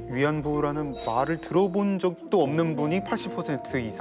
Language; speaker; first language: Korean; native; Korean